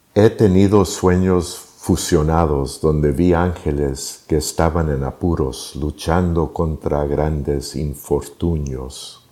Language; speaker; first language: Spanish; native; Spanish